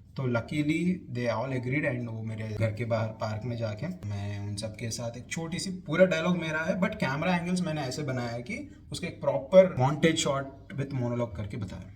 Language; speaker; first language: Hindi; non-native, local second language; Telugu